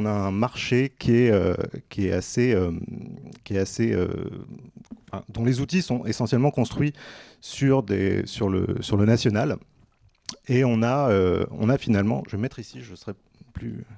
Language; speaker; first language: French; native; French